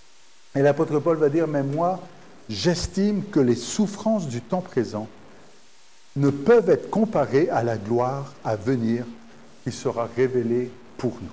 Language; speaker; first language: French; native; French